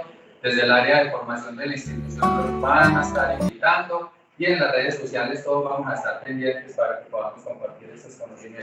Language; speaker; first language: Spanish; native; Spanish